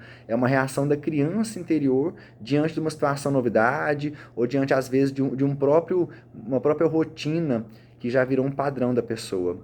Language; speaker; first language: Portuguese; native; Portuguese